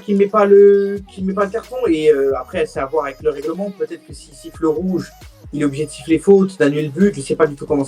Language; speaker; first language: French; native; French